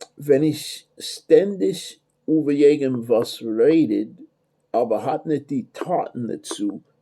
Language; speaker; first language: German; non-native, learner; English